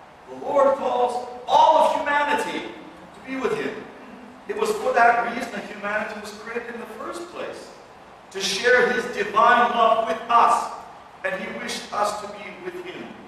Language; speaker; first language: English; early bilingual, other home language; Russian